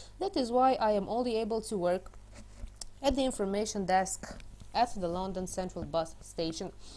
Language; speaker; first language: English; non-native, fluent; Romanian